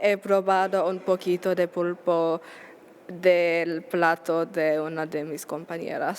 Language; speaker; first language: Spanish; non-native, fluent; English